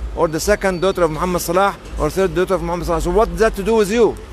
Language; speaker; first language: English; non-native, fluent; Arabic